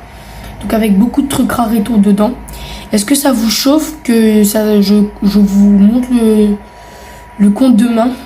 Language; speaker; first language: French; native; French